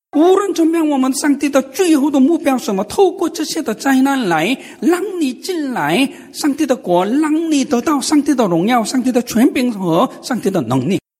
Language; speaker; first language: Chinese; non-native, fluent; Korean